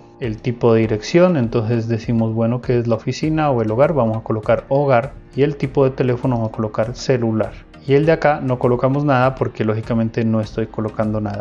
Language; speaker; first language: Spanish; native; Spanish